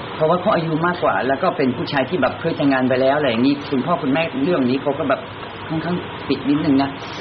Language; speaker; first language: Thai; non-native, fluent; French